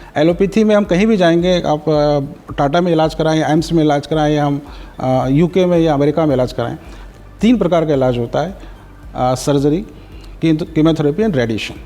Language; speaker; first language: Hindi; native; Hindi